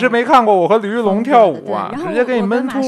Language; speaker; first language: Chinese; native; Chinese